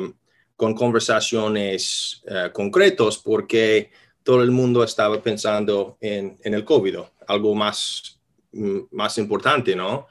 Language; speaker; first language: Spanish; non-native, fluent; English